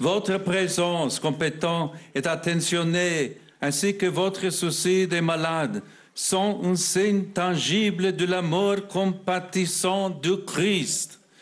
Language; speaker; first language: French; non-native, fluent; English